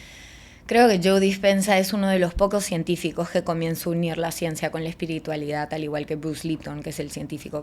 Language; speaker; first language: Spanish; native; Spanish